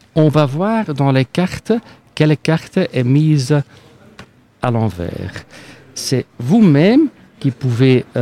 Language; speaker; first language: French; non-native, local second language; Dutch